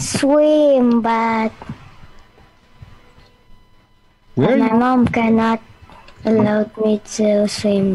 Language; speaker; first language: English; non-native, learner; Indonesian